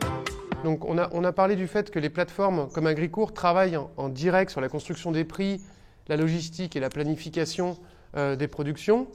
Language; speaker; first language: French; native; French